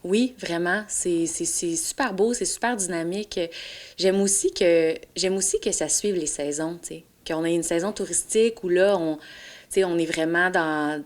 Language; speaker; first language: French; native; French